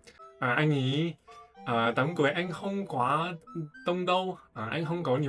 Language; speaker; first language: Vietnamese; non-native, fluent; Chinese